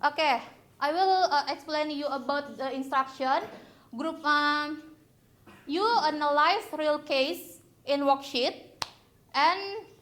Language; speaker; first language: English; non-native, learner; Indonesian